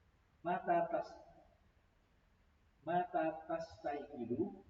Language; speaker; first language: Arabic; non-native, learner; Indonesian